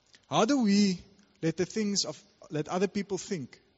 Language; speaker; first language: English; non-native, local second language; Afrikaans